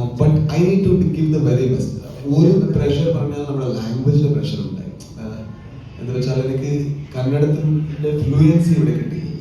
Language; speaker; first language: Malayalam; non-native, learner; Kannada